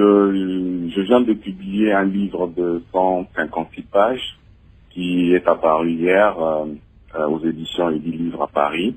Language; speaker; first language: French; non-native, local second language; Lingala